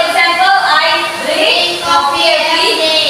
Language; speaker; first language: English; non-native, learner; Indonesian